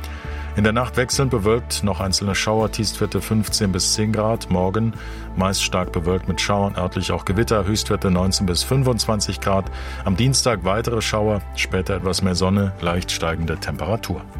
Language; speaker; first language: German; native; German